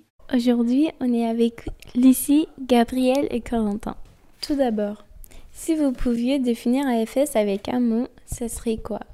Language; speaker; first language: French; non-native, fluent; Turkish